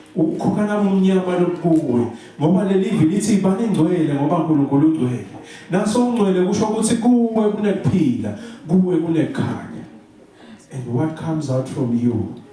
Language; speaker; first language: Zulu; non-native, local second language; Swati